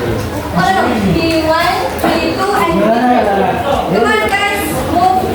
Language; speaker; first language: English; non-native, learner; Indonesian